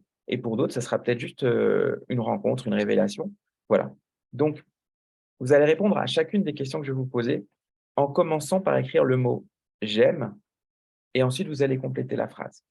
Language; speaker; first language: French; native; French